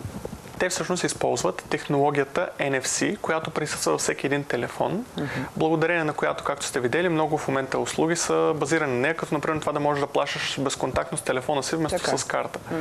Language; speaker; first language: Bulgarian; native; Bulgarian